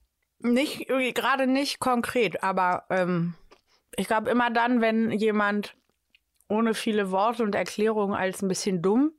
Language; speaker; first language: German; native; German